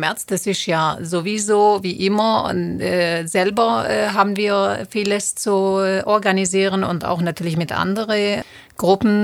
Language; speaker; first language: German; non-native, fluent; Turoyo